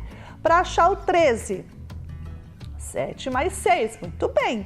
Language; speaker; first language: Portuguese; native; Portuguese